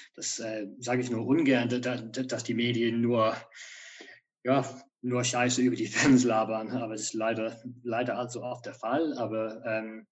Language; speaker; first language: German; non-native, fluent; English